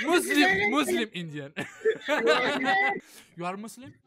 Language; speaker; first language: English; non-native, learner; Central Kurdish